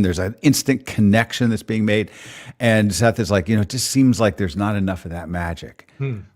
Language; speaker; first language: English; native; English